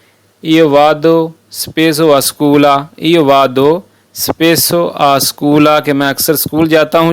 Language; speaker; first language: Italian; non-native, fluent; Urdu